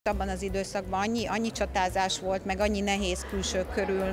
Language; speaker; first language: Hungarian; native; Hungarian